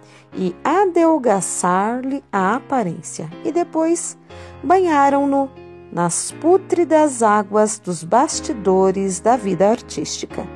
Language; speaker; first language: Portuguese; native; Portuguese